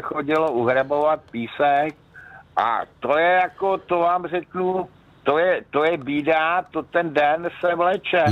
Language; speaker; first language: Czech; native; Czech